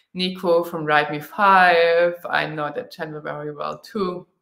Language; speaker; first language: English; non-native, fluent; German